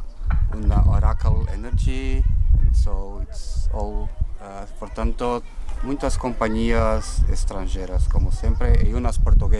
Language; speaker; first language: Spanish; non-native, fluent; Portuguese